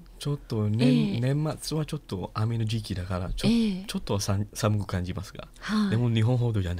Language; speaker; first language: Japanese; non-native, learner; Malay